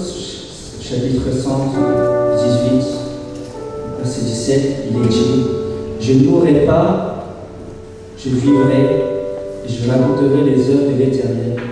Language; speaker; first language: French; non-native, fluent; Chinese